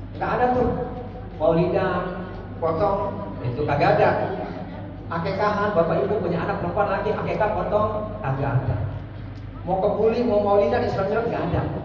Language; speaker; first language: Indonesian; non-native, local second language; Javanese